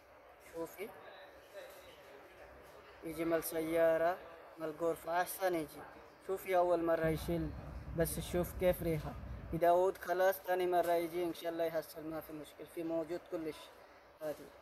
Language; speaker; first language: Arabic; non-native, learner; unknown